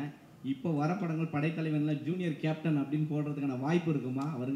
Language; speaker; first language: Tamil; native; Tamil